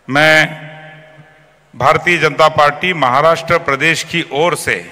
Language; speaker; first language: Hindi; non-native, local second language; Marathi